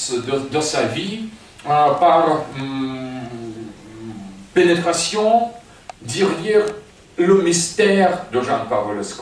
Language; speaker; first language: French; non-native, fluent; Russian